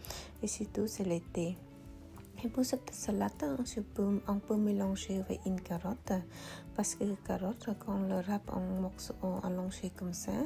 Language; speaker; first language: French; non-native, fluent; Khmer